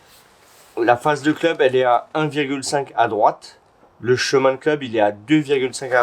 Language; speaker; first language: French; native; French